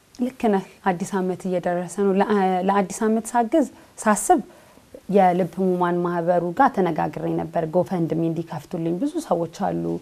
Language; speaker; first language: Amharic; native; Amharic